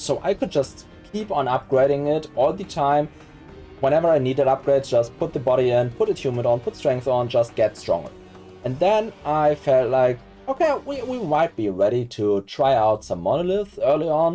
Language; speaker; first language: English; non-native, fluent; German